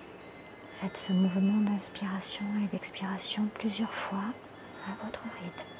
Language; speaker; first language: French; native; French